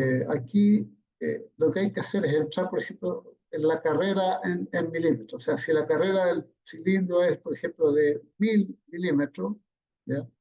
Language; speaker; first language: Spanish; native; Spanish